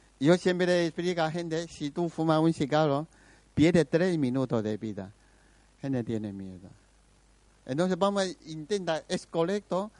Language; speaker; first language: Spanish; non-native, learner; Chinese